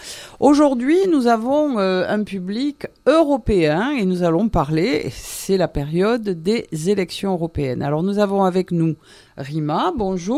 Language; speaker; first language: French; native; French